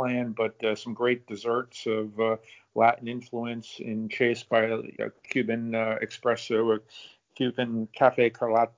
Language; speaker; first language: English; native; English